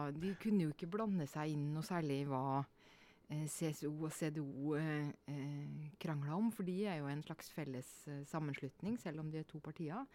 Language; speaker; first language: Norwegian; native; Norwegian